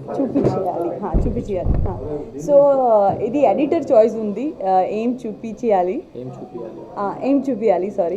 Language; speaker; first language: Telugu; non-native, learner; Gujarati